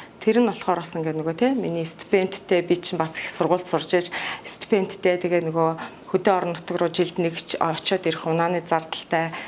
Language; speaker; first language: Mongolian; native; Mongolian